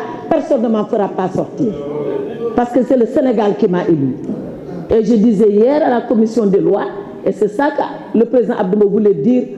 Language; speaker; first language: French; non-native, local second language; Wolof